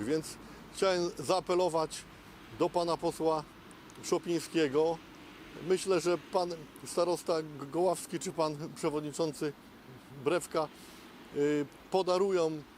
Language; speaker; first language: Polish; native; Polish